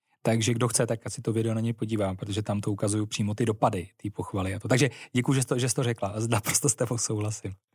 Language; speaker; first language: Czech; native; Czech